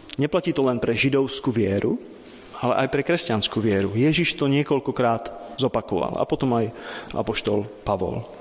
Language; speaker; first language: Slovak; native; Slovak